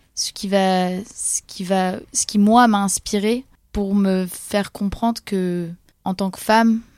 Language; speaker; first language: French; non-native, fluent; Polish